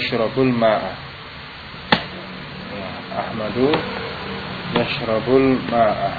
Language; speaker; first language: Arabic; non-native, fluent; Indonesian